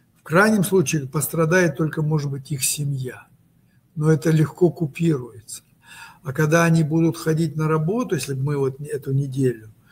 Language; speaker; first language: Russian; native; Russian